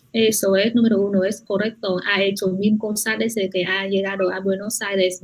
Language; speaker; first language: Spanish; non-native, fluent; Vietnamese